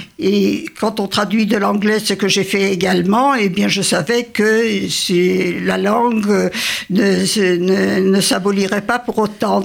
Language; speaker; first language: French; early bilingual, other home language; Yiddish